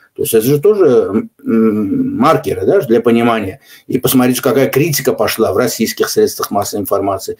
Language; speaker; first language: Russian; non-native, local second language; Azerbaijani